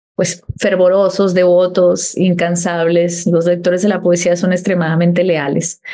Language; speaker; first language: Spanish; native; Spanish